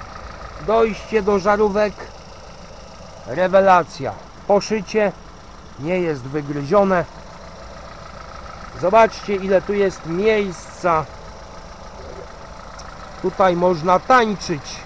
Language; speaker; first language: Polish; native; Polish